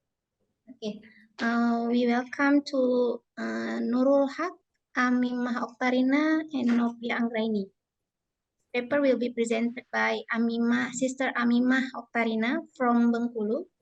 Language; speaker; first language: English; non-native, fluent; Indonesian